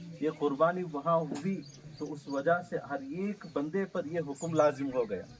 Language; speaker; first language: Urdu; native; Urdu